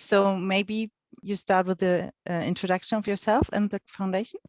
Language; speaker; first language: English; non-native, fluent; German